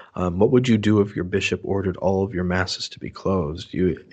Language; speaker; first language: English; native; English